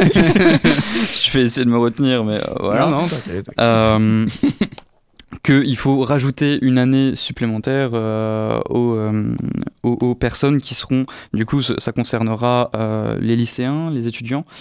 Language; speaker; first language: French; native; French